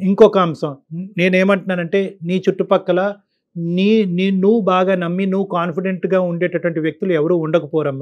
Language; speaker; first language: Telugu; native; Telugu